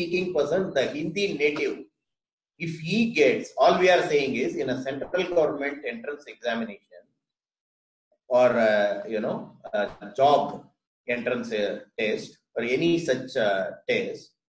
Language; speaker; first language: English; non-native, local second language; Tamil